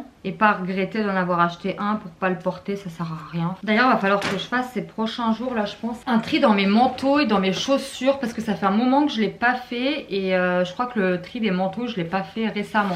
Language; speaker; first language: French; native; French